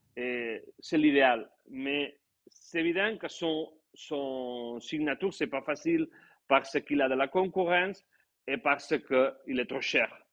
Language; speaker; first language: French; non-native, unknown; Catalan